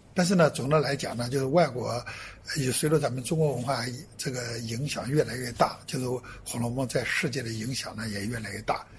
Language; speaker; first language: Chinese; native; Chinese